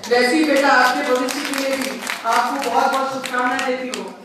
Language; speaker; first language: Hindi; non-native, local second language; Marathi